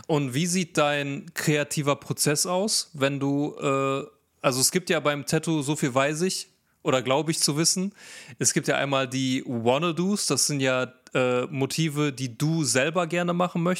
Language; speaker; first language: German; native; German